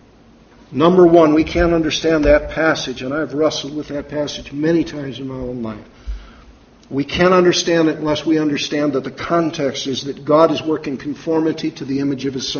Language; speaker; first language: English; native; English